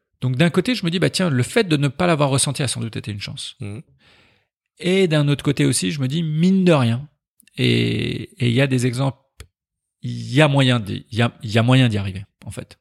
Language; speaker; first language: French; early bilingual, other home language; Persian